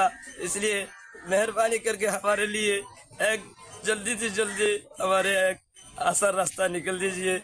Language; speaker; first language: Hindi; non-native, learner; Rohingya